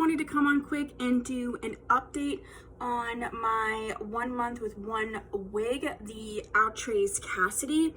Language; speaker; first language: English; native; English